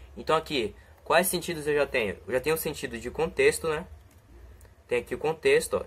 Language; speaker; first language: Portuguese; native; Portuguese